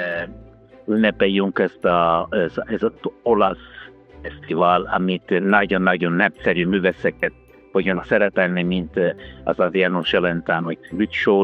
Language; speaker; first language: Hungarian; non-native, learner; Italian